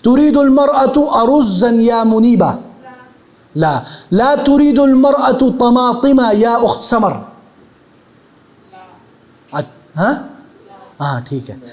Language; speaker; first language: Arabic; non-native, fluent; Urdu